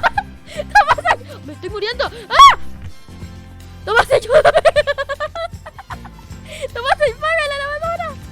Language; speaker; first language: Spanish; native; Spanish